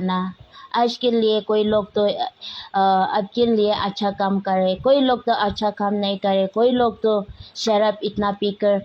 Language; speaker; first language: Hindi; non-native, local second language; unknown